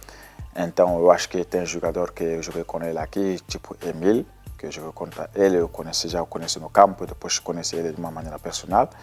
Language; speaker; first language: Portuguese; non-native, learner; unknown